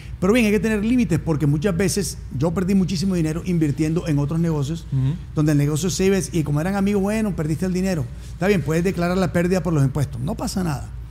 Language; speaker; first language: Spanish; native; Spanish